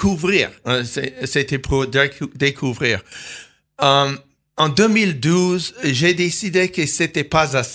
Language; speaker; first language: French; non-native, fluent; English